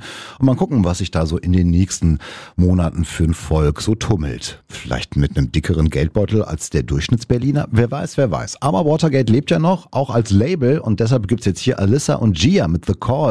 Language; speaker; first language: German; native; German